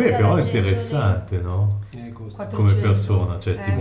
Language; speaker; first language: Italian; native; Italian